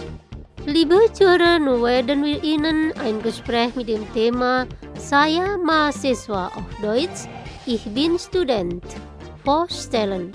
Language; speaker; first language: German; non-native, fluent; Indonesian